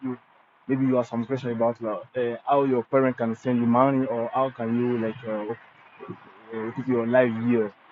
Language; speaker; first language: English; non-native, learner; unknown